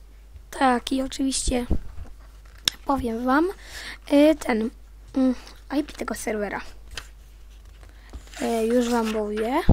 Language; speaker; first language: Polish; native; Polish